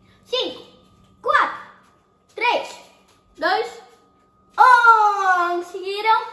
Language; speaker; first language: Portuguese; early bilingual, heritage; Portuguese